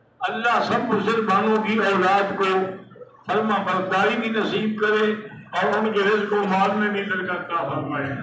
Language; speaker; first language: Urdu; native; Urdu